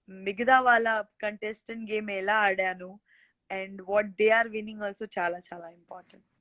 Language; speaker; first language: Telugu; non-native, learner; Gujarati